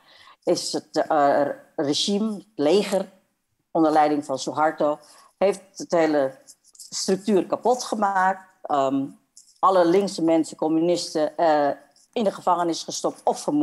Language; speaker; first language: Dutch; non-native, fluent; Indonesian